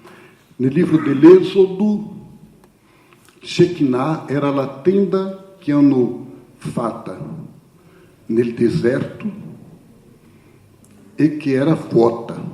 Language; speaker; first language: Italian; non-native, fluent; Portuguese